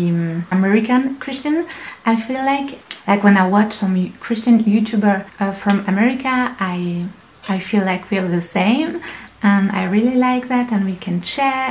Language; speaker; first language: English; non-native, fluent; French